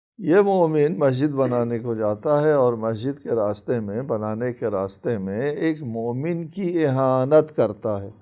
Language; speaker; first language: Urdu; non-native, local second language; Balti